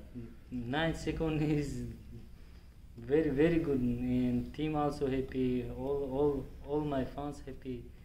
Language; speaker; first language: English; non-native, learner; Tajik